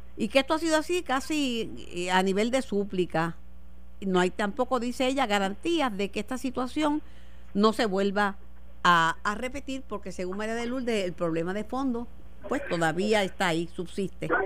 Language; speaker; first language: Spanish; native; Spanish